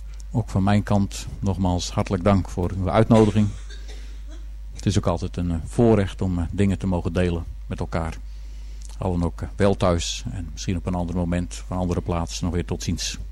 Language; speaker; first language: Dutch; native; Dutch